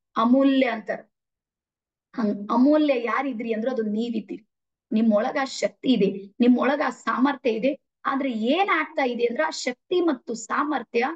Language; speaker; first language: Kannada; native; Kannada